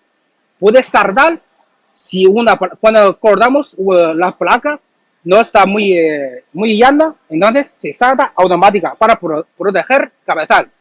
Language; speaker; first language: Spanish; non-native, learner; Chinese